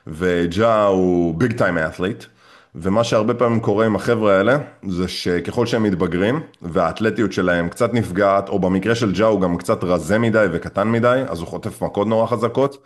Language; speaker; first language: Hebrew; native; Hebrew